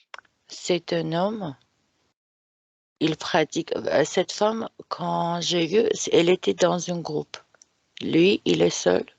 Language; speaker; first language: French; non-native, fluent; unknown